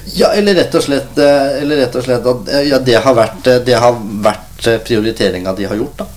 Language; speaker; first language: Norwegian; native; Norwegian